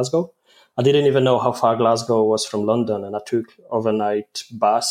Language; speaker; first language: English; non-native, fluent; Polish